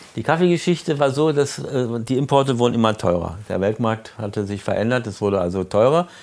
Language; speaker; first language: German; native; German